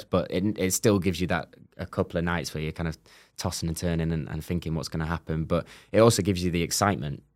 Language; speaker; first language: English; native; English